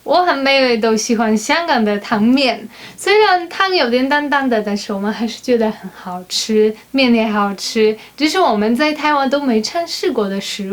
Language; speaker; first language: Chinese; non-native, fluent; Polish